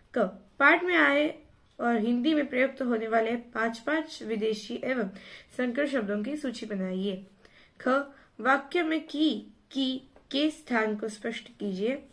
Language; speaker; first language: Hindi; non-native, local second language; Marathi